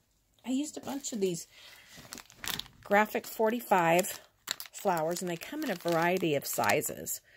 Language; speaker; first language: English; native; English